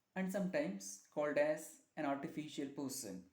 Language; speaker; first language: English; non-native, local second language; Kannada